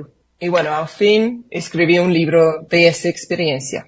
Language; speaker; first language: Portuguese; non-native, fluent; English